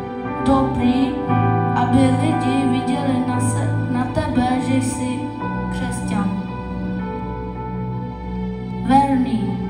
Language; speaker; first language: Czech; non-native, local second language; Slovak